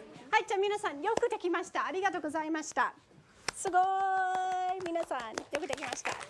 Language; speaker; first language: Japanese; non-native, fluent; English